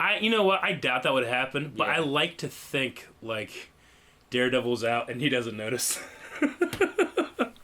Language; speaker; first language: English; native; English